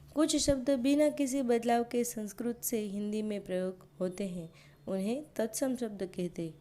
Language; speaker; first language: Hindi; non-native, local second language; Gujarati